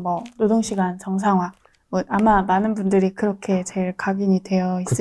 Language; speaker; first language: Korean; native; Korean